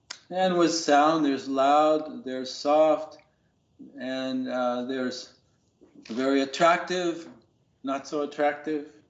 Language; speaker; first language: English; native; English